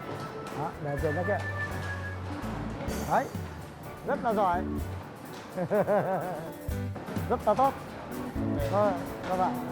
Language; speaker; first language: Vietnamese; native; Vietnamese